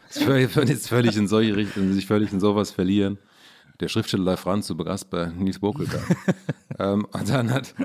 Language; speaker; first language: German; native; German